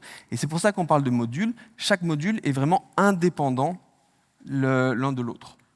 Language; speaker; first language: French; native; French